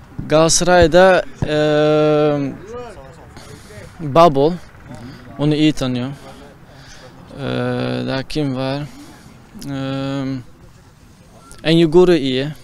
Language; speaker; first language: Turkish; early bilingual, heritage; Turkish